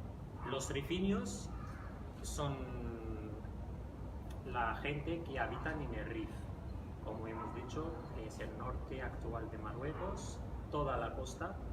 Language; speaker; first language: Spanish; non-native, fluent; Riffian